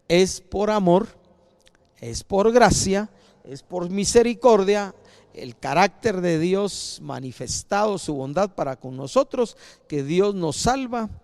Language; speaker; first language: Spanish; native; Spanish